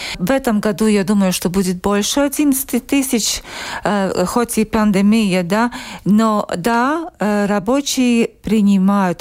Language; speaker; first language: Russian; non-native, local second language; Latvian